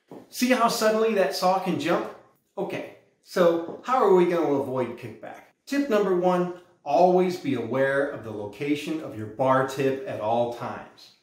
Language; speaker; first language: English; native; English